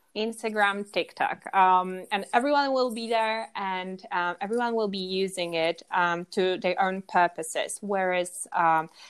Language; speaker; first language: English; non-native, fluent; Polish